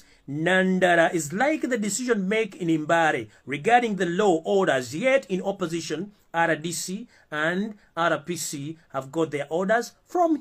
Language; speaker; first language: English; non-native, local second language; Ganda